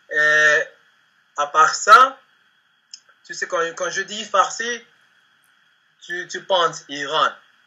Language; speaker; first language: French; non-native, learner; Spanish